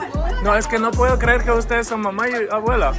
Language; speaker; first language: Spanish; non-native, fluent; Polish